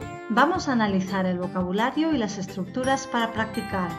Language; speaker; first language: Spanish; native; Spanish